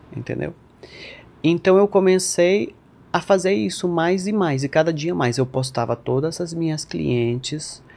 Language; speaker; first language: Portuguese; non-native, fluent; Spanish